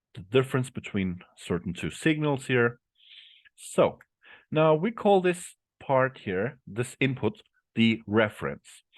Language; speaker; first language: English; non-native, fluent; Turkish